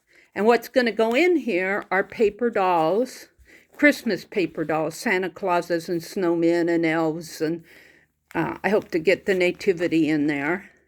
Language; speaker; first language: English; native; English